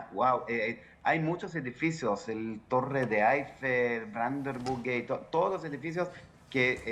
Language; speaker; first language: Spanish; non-native, fluent; Hebrew